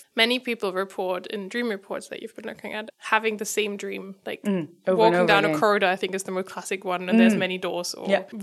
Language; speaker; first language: English; non-native, fluent; German